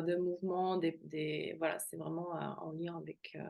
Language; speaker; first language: French; non-native, fluent; Slovak